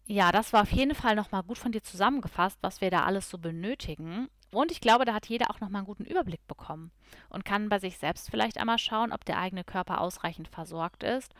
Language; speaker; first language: German; native; German